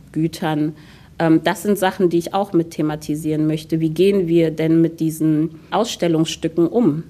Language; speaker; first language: German; early bilingual, other home language; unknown